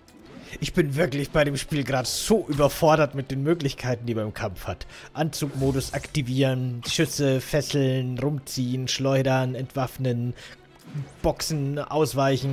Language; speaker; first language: German; native; German